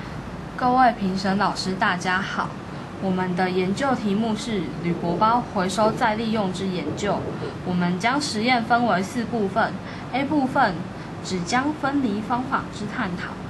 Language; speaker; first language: Chinese; native; Chinese